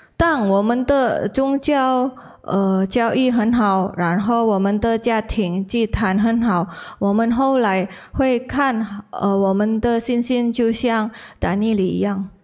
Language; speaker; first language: Chinese; non-native, learner; Indonesian